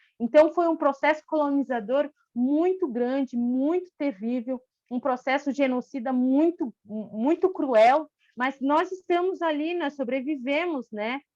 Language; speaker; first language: Portuguese; non-native, local second language; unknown